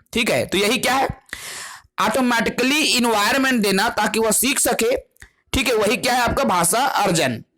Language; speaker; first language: Hindi; non-native, local second language; Chhattisgarhi